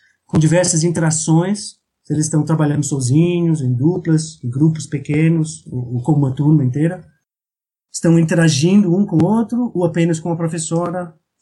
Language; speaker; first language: Portuguese; non-native, fluent; English